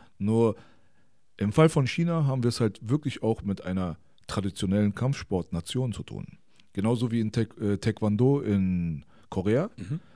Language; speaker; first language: German; early bilingual, other home language; Persian